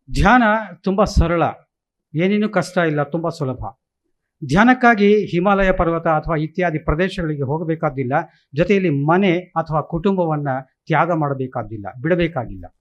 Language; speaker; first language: Kannada; native; Kannada